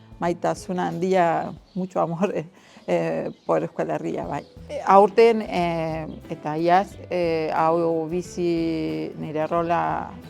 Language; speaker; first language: Basque; early bilingual, heritage; Spanish